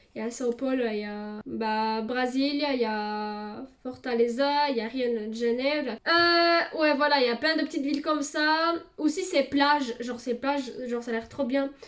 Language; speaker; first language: French; early bilingual, other home language; Portuguese